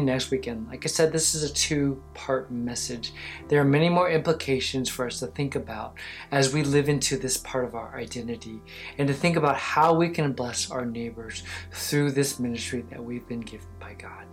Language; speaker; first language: English; native; English